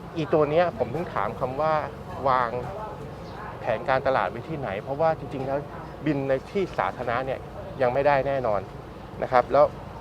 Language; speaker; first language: Thai; native; Thai